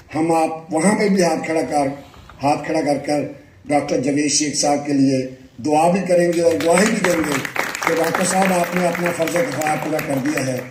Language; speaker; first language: Urdu; native; Urdu